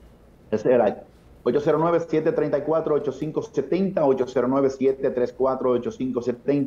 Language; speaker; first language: Spanish; native; Spanish